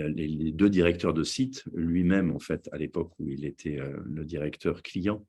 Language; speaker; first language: French; native; French